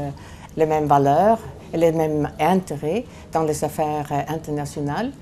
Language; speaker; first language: French; non-native, fluent; Swedish